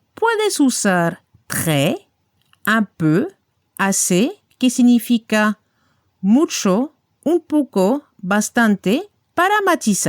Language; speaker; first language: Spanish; non-native, fluent; French